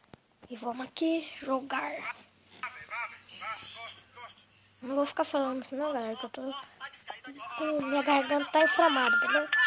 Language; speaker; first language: Portuguese; native; Portuguese